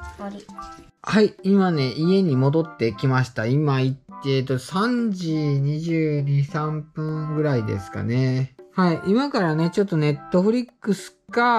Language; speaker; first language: Japanese; native; Japanese